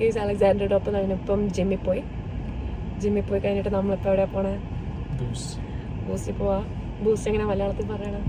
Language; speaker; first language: Malayalam; early bilingual, heritage; Malayalam